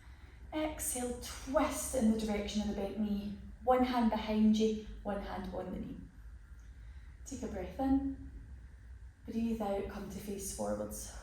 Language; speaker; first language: English; native; English